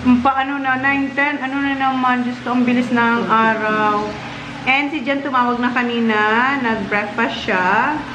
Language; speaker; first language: Filipino; non-native, local second language; Bikol